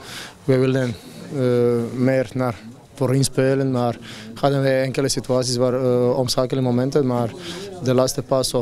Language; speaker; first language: Dutch; non-native, fluent; Croatian